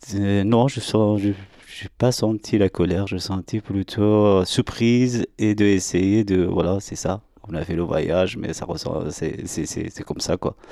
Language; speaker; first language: French; non-native, learner; Persian